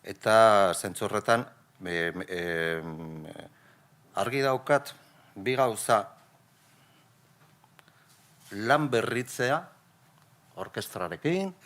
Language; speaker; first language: Basque; non-native, local second language; Spanish